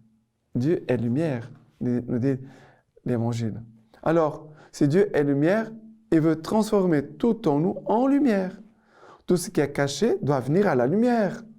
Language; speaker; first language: French; non-native, fluent; Portuguese